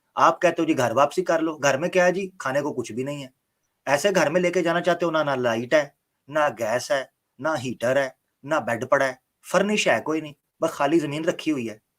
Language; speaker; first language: Urdu; non-native, local second language; Punjabi